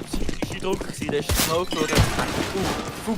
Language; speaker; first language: German; native; German